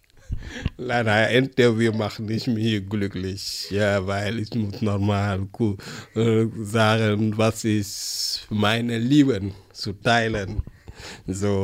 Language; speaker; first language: German; non-native, learner; French